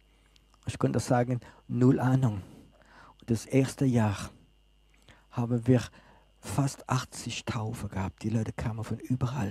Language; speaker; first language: German; non-native, fluent; French